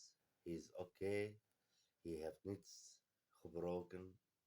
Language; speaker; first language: Dutch; non-native, learner; Kurdish